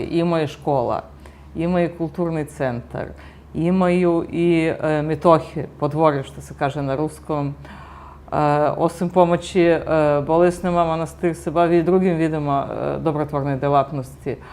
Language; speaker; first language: Bosnian; native; Bosnian